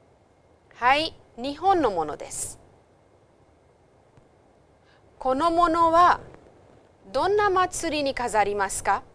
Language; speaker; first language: Japanese; non-native, fluent; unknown